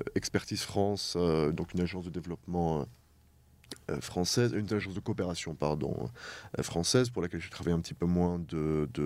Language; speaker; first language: French; native; French